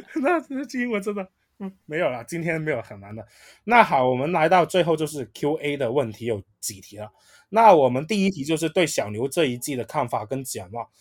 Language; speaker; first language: Chinese; native; Chinese